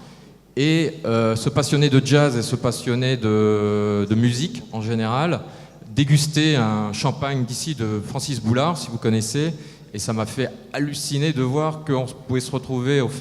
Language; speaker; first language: French; native; French